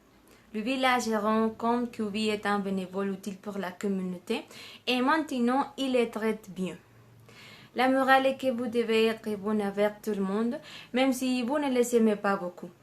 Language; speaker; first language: French; non-native, learner; Spanish